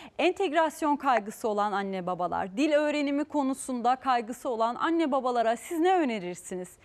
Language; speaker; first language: Turkish; native; Turkish